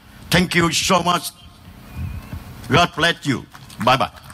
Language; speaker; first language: English; non-native, learner; Vietnamese